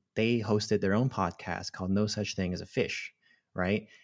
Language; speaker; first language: English; non-native, local second language; Cantonese